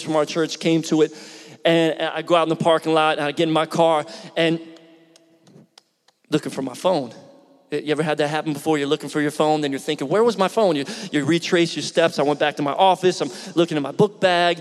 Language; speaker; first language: English; native; English